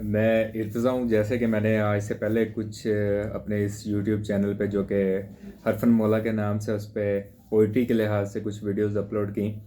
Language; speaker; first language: Urdu; non-native, local second language; Punjabi